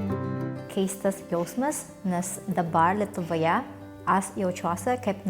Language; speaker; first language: Lithuanian; non-native, learner; Cebuano